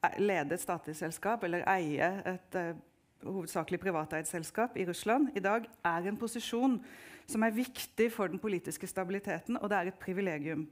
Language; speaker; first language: Norwegian; native; Norwegian